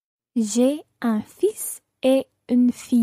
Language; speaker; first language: French; non-native, learner; English